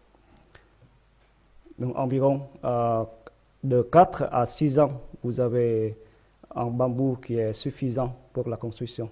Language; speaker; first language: French; non-native, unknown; Vietnamese